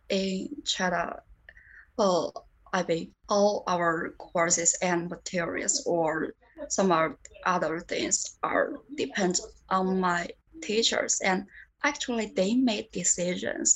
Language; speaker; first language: English; non-native, learner; Chinese